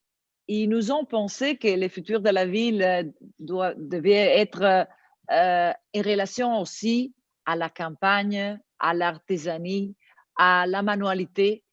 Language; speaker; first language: French; non-native, learner; Italian